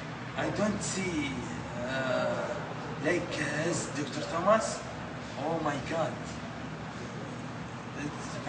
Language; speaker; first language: English; non-native, learner; Arabic